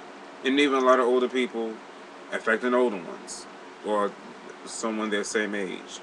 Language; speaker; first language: English; native; English